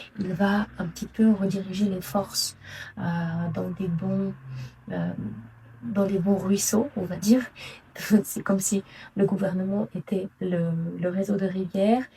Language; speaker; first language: French; non-native, fluent; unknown